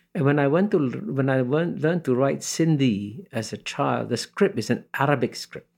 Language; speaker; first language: English; early bilingual, other home language; Hindi